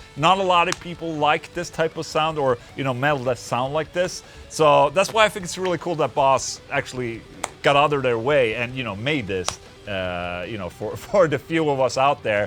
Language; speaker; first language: English; non-native, fluent; Swedish